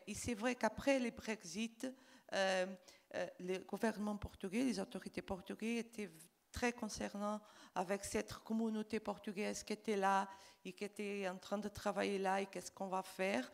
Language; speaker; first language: French; non-native, fluent; Portuguese